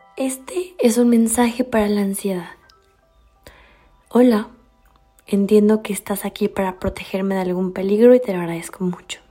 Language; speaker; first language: Spanish; native; Spanish